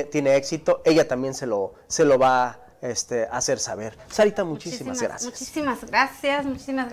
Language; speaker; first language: Spanish; native; Spanish